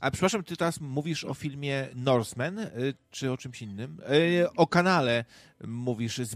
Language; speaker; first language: Polish; native; Polish